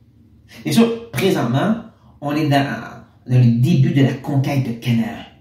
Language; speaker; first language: French; native; French